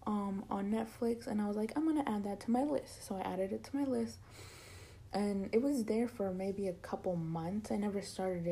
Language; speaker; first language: English; early bilingual, other home language; Spanish